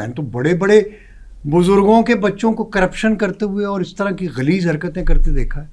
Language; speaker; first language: Urdu; non-native, local second language; Pashto